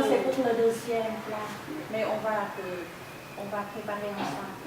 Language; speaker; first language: French; non-native, fluent; Vietnamese